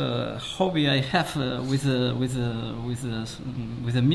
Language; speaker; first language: English; non-native, learner; Spanish